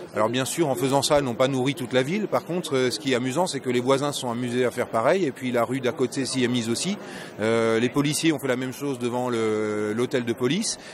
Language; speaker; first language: French; native; French